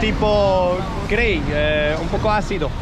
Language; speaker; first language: Portuguese; non-native, learner; Danish